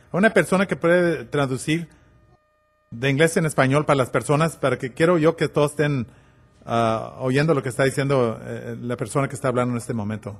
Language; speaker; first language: Spanish; early bilingual, heritage; Spanish